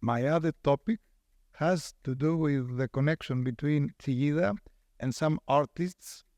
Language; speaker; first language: English; non-native, fluent; Greek